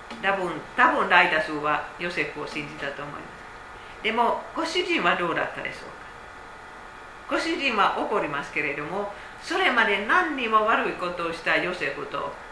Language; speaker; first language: Japanese; non-native, fluent; Finnish